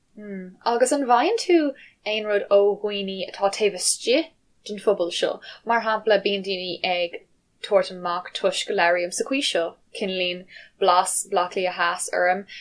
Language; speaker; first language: Irish; non-native, local second language; English